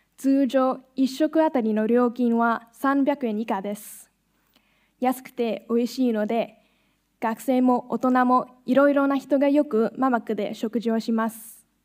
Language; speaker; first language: Japanese; non-native, fluent; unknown